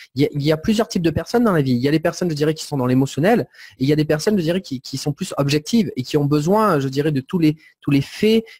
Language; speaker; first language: French; native; French